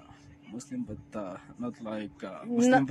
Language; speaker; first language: English; non-native, learner; Arabic